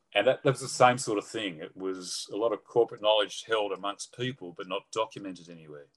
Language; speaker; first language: English; native; English